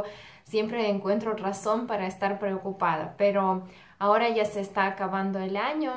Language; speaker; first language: Spanish; non-native, fluent; Russian